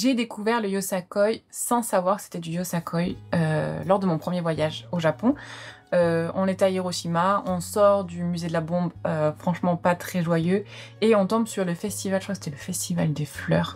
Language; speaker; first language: French; native; French